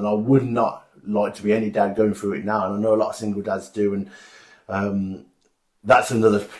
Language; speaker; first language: English; native; English